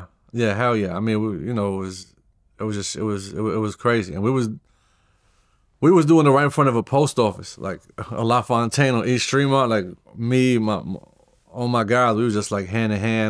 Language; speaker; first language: English; native; English